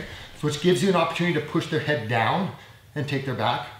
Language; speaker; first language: English; native; English